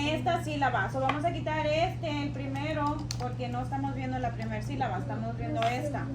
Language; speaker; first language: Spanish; early bilingual, heritage; Spanish